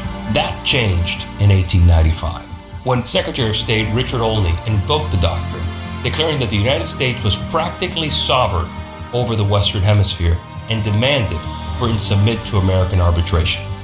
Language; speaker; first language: English; native; English